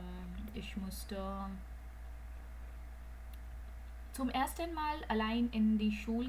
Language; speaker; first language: German; non-native, learner; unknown